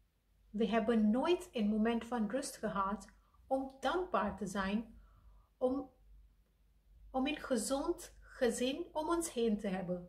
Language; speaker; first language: Dutch; non-native, fluent; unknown